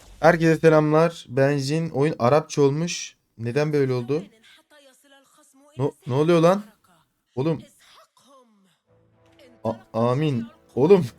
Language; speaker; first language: Turkish; native; Turkish